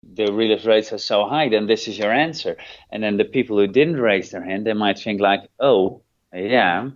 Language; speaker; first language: English; non-native, fluent; Dutch